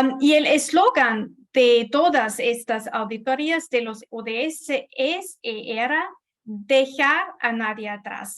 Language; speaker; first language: Spanish; non-native, fluent; German